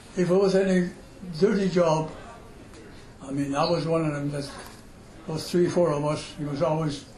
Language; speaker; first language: English; non-native, fluent; French